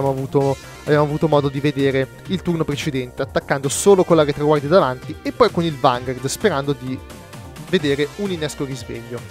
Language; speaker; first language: Italian; native; Italian